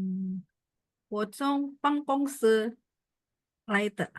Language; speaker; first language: Chinese; non-native, learner; Indonesian